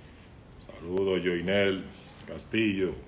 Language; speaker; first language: Spanish; native; Spanish